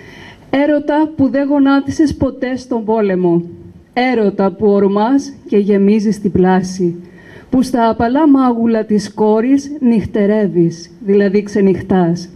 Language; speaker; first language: Greek; native; Greek